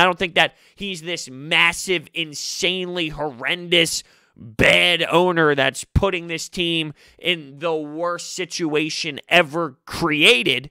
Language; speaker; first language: English; native; English